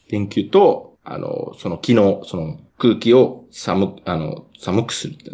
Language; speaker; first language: Japanese; non-native, fluent; English